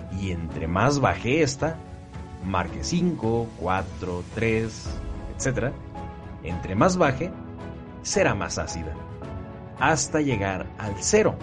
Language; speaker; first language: Spanish; native; Spanish